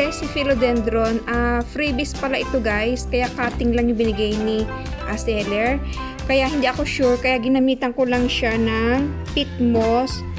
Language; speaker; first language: Filipino; non-native, local second language; Iloko